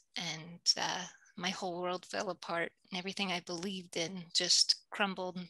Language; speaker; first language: English; native; English